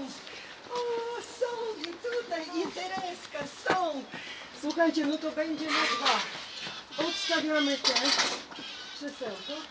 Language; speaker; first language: Polish; non-native, fluent; Russian